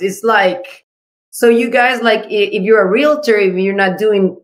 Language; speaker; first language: English; non-native, fluent; Spanish